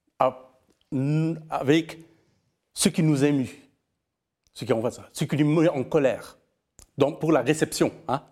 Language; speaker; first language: French; non-native, fluent; Persian